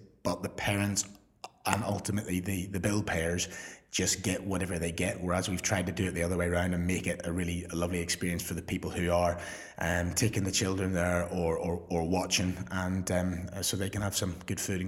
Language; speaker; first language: English; native; English